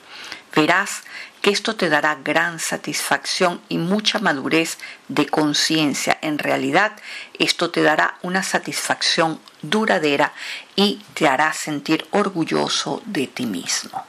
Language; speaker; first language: Spanish; native; Spanish